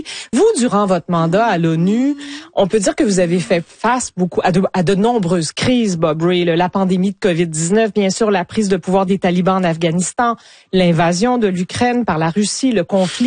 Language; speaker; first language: French; native; French